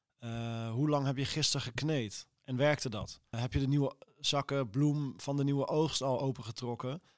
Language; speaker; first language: Dutch; native; Dutch